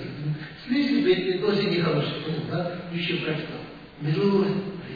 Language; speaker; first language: Russian; non-native, learner; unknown